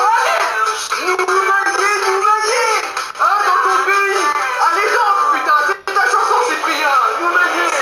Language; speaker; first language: French; native; French